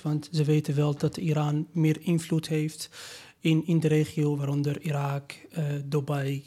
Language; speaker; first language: Dutch; non-native, fluent; Persian